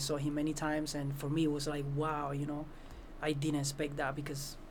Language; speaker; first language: English; non-native, fluent; Spanish